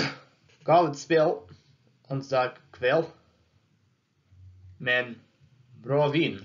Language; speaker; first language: Swedish; non-native, learner; English